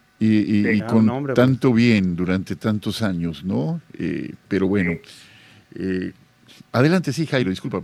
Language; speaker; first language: Spanish; native; Spanish